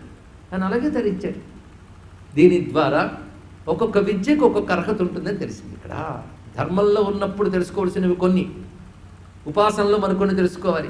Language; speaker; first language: Telugu; native; Telugu